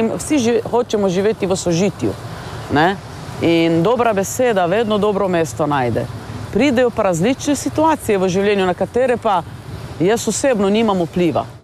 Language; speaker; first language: Slovenian; non-native, local second language; Romany